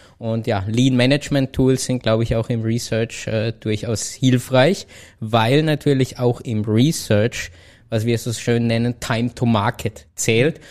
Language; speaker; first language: German; native; German